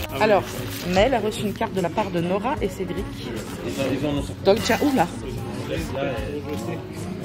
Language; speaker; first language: French; native; French